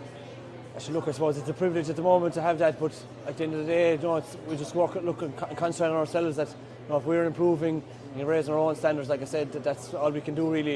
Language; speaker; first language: English; native; English